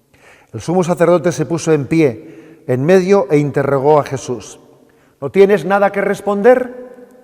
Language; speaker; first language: Spanish; native; Spanish